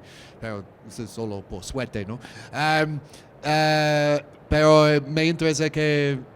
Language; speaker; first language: Spanish; non-native, learner; English